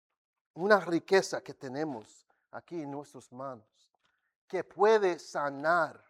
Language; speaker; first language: Spanish; non-native, fluent; English